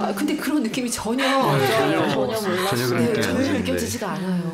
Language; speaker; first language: Korean; native; Korean